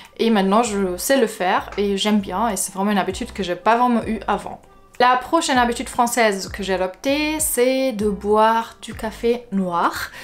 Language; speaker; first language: French; non-native, fluent; German